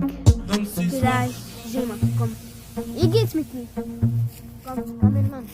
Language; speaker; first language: German; early bilingual, other home language; Serbian